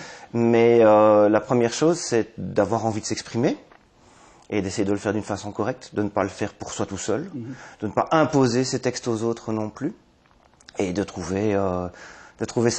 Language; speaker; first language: French; native; French